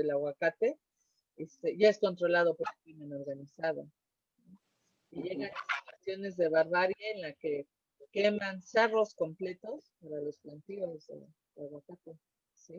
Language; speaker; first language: Spanish; native; Spanish